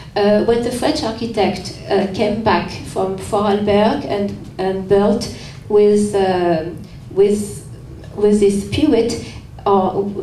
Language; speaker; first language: English; non-native, fluent; French